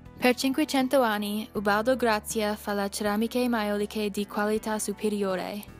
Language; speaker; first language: Italian; non-native, learner; English